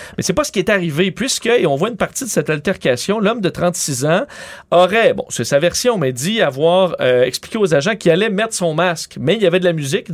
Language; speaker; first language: French; native; French